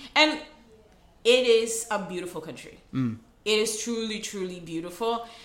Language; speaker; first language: English; early bilingual, other home language; Portuguese